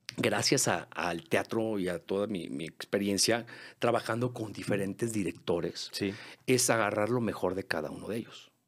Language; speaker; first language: Spanish; native; Spanish